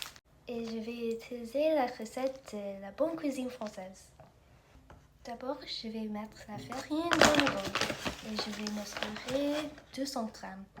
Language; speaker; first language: French; non-native, fluent; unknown